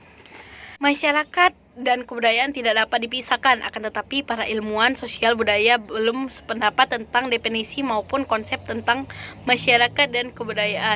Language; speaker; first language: Indonesian; native; Indonesian